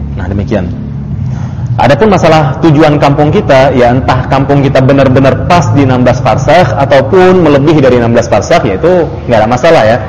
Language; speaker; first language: Indonesian; native; Indonesian